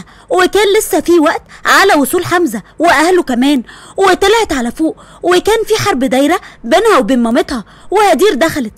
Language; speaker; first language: Arabic; native; Arabic